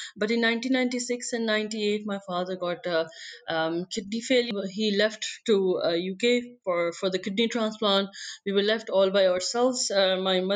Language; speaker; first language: English; non-native, local second language; Punjabi